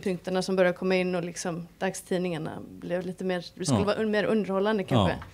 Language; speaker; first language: Swedish; non-native, fluent; Icelandic